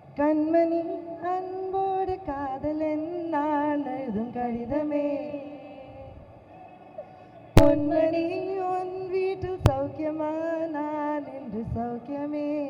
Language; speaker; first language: Tamil; native; Tamil